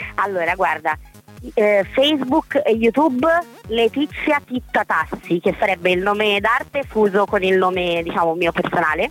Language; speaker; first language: Italian; native; Italian